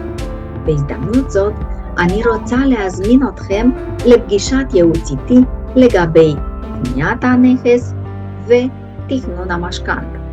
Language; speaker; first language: Hebrew; native; Hebrew